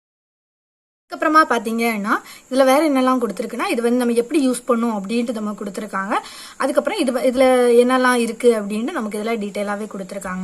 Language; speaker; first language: Tamil; native; Tamil